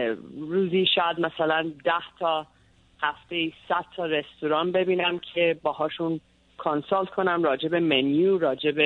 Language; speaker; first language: Persian; early bilingual, heritage; Persian